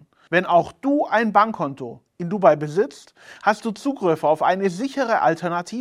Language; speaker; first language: German; native; German